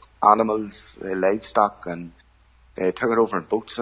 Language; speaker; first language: English; native; English